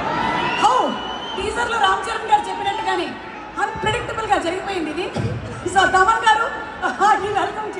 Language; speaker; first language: Telugu; native; Telugu